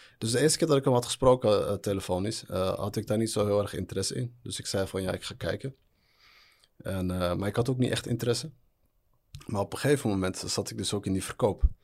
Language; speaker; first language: Dutch; early bilingual, other home language; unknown